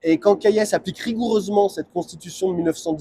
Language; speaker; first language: French; native; French